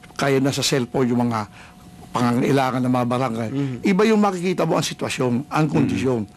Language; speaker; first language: Filipino; non-native, local second language; Bikol